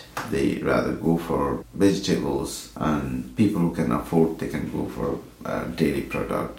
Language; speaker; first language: English; non-native, fluent; Nepali